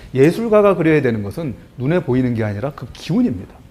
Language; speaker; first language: Korean; native; Korean